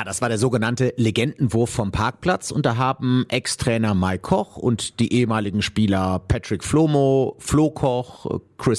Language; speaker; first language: German; native; German